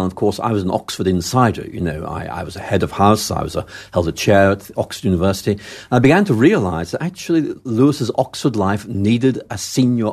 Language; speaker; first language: English; native; English